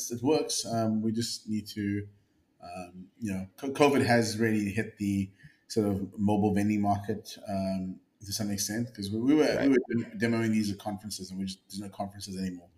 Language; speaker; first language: English; native; English